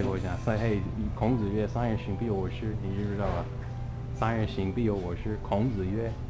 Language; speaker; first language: Chinese; non-native, fluent; English